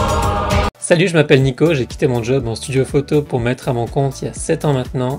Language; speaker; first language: French; native; French